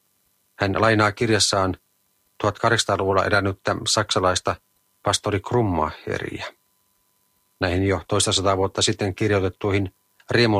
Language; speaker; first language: Finnish; native; Finnish